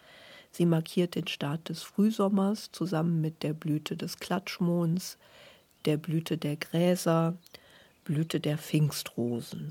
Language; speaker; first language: German; native; German